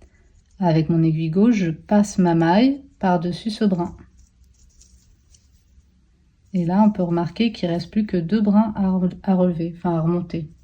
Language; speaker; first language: French; native; French